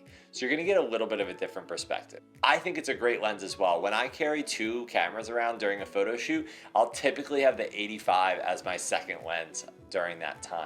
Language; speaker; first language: English; native; English